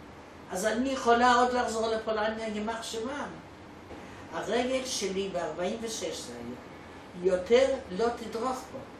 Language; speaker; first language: Hebrew; non-native, fluent; Polish